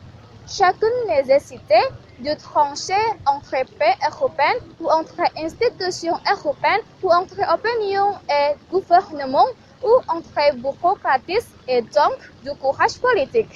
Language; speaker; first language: French; non-native, learner; Indonesian